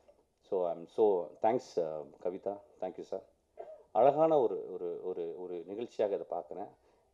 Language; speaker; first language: Tamil; native; Tamil